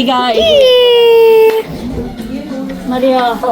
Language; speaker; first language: Korean; non-native, learner; Filipino